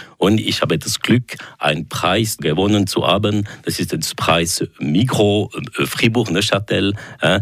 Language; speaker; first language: German; non-native, local second language; French